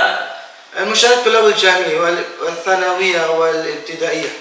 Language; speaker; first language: Arabic; non-native, fluent; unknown